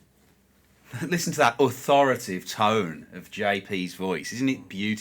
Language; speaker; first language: English; native; English